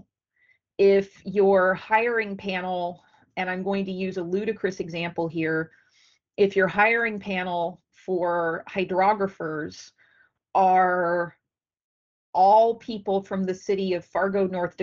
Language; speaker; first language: English; native; English